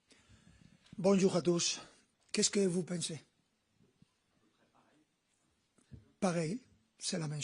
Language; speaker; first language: French; non-native, fluent; Spanish